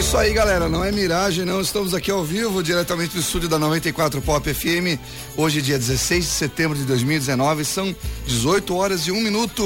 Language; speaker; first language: Portuguese; native; Portuguese